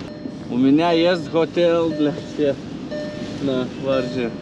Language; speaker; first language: Russian; non-native, learner; Lithuanian